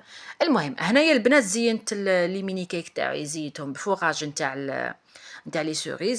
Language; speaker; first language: Arabic; native; Arabic